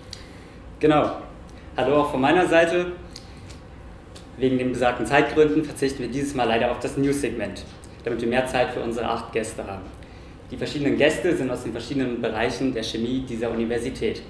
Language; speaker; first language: German; native; German